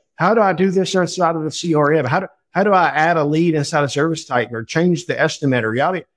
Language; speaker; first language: English; native; English